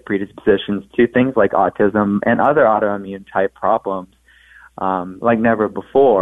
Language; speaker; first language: English; native; English